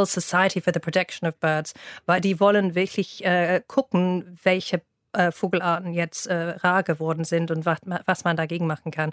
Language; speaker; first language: German; non-native, fluent; English